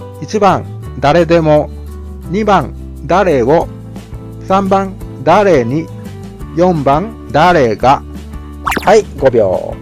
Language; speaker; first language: Japanese; non-native, fluent; Thai